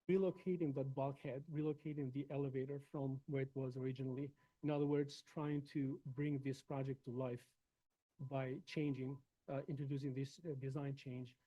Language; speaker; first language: English; non-native, fluent; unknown